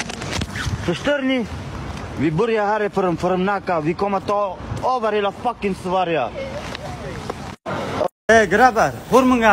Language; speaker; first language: Swedish; non-native, learner; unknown